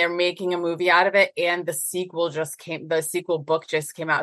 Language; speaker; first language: English; native; English